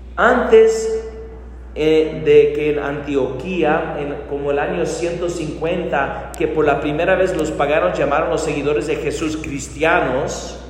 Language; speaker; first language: Spanish; non-native, fluent; English